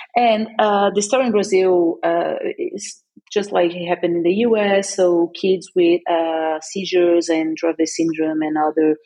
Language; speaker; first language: English; non-native, fluent; Portuguese